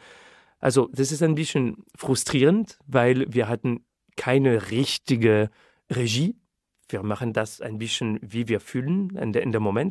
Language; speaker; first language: German; non-native, fluent; French